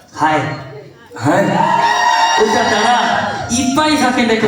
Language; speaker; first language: Japanese; non-native, learner; Korean